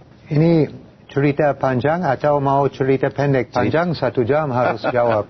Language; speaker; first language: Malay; non-native, fluent; English